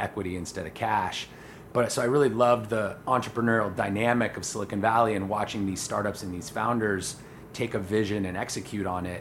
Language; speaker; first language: English; native; English